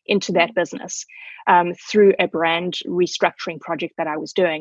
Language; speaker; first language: English; native; English